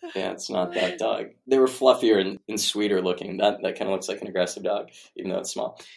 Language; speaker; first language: English; native; English